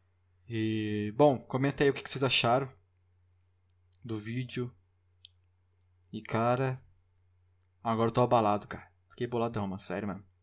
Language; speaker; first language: Portuguese; native; Portuguese